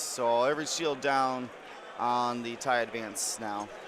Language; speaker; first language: English; native; English